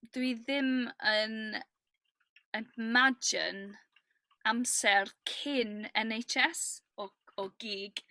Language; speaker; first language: Welsh; non-native, learner; English